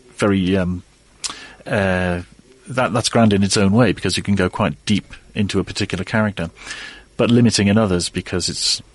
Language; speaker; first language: English; native; English